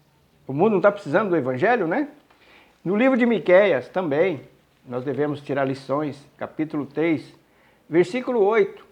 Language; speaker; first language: Portuguese; native; Portuguese